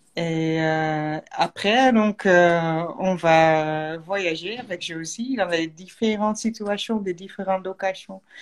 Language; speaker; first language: French; non-native, learner; Dutch